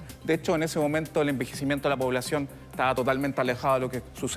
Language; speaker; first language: Spanish; native; Spanish